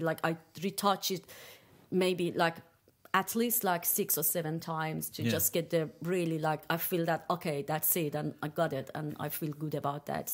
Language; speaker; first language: English; non-native, fluent; Persian